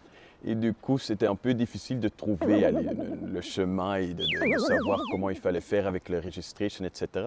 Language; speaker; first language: French; non-native, fluent; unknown